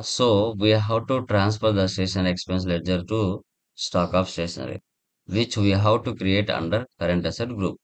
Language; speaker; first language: English; non-native, local second language; Telugu